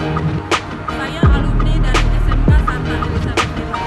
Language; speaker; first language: Indonesian; non-native, local second language; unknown